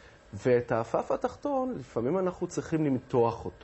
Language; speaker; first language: Hebrew; native; Hebrew